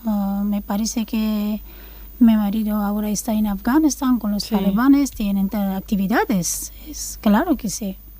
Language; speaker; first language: Spanish; non-native, learner; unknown